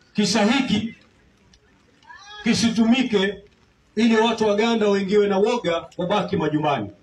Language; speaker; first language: Swahili; native; Swahili